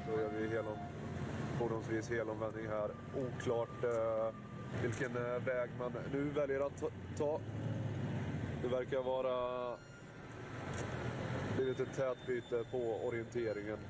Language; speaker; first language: Swedish; native; Swedish